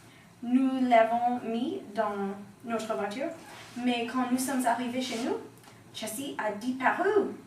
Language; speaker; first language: French; non-native, learner; English